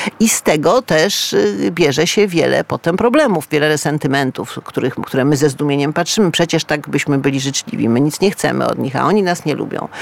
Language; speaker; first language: Polish; native; Polish